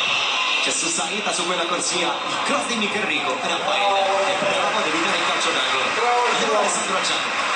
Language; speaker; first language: Italian; native; Italian